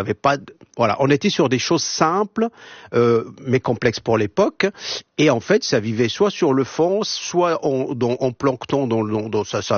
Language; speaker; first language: French; non-native, local second language; Arabic